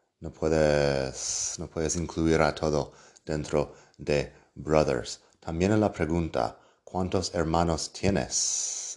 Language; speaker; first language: Spanish; non-native, fluent; English